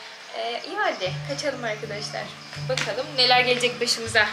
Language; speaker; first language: Turkish; native; Turkish